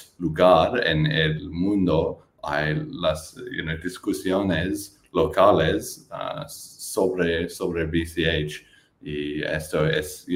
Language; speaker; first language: Spanish; non-native, learner; English